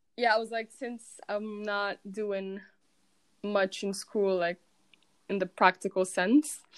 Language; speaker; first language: English; non-native, fluent; Arabic